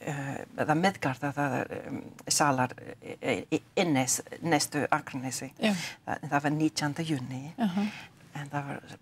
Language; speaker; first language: Icelandic; non-native, learner; English